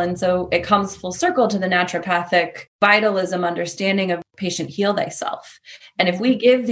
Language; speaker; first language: English; native; English